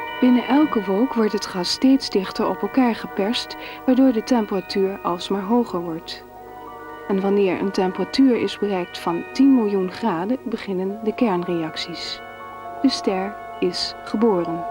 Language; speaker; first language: Dutch; native; Dutch